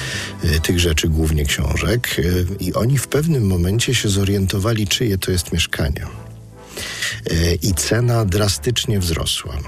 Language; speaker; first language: Polish; native; Polish